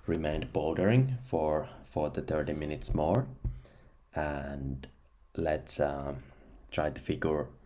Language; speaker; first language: English; non-native, fluent; Finnish